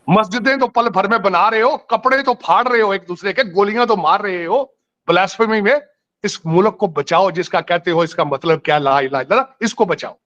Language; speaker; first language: Urdu; non-native, local second language; Punjabi